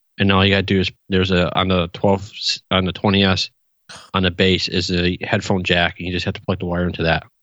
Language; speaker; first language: English; native; English